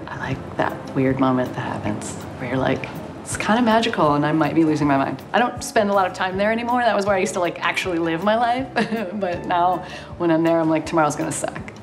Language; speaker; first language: English; native; English